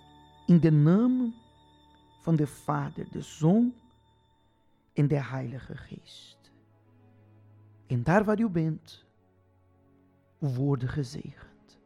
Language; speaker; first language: Dutch; non-native, fluent; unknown